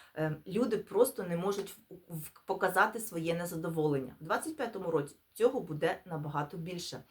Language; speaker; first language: Ukrainian; non-native, local second language; Russian